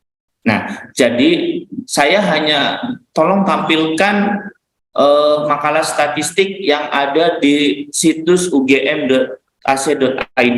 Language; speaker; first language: Indonesian; native; Indonesian